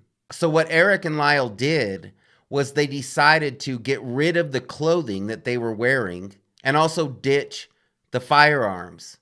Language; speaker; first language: English; native; English